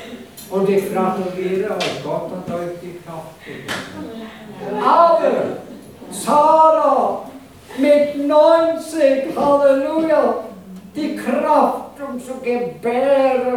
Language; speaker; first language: German; non-native, fluent; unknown